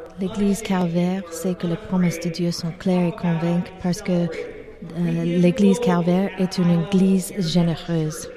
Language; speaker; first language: French; non-native, learner; English